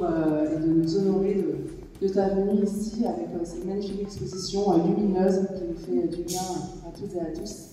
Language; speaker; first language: French; native; French